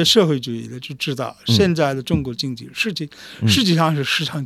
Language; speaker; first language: Chinese; non-native, fluent; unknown